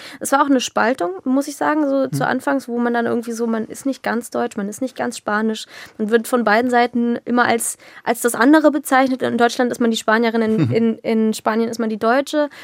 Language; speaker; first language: German; native; German